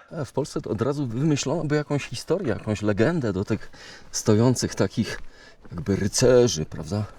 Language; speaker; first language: Polish; native; Polish